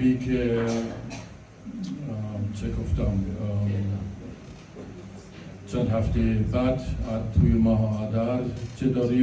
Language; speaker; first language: Persian; non-native, fluent; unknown